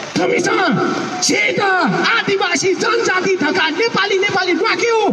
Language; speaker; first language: Nepali; non-native, local second language; Newari